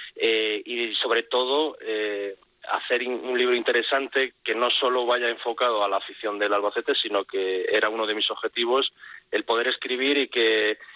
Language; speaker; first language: Spanish; native; Spanish